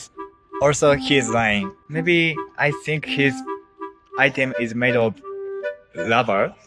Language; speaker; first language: English; non-native, learner; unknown